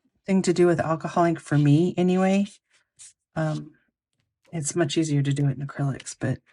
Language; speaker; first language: English; native; English